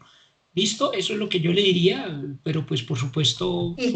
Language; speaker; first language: Spanish; native; Spanish